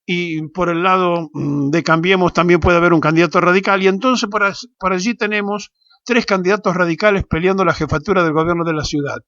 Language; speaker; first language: Spanish; native; Spanish